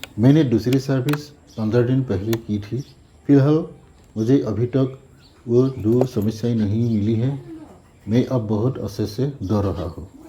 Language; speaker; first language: Hindi; non-native, local second language; Assamese